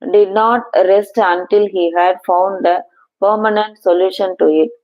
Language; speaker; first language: English; non-native, local second language; Tamil